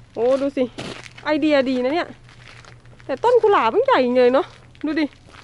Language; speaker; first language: Thai; native; Thai